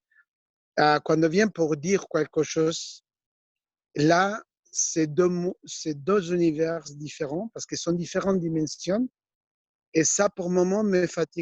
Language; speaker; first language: French; non-native, fluent; Spanish